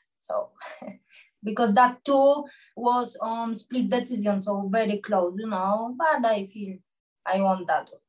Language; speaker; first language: English; non-native, learner; Polish